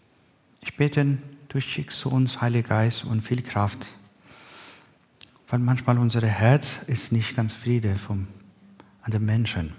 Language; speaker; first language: German; non-native, learner; Persian